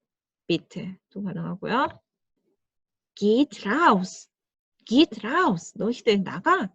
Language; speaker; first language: German; non-native, fluent; Korean